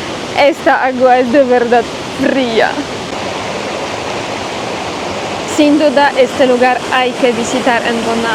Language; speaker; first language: Spanish; non-native, learner; Polish